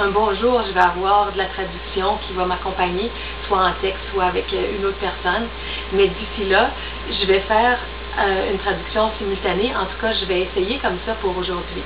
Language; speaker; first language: French; native; French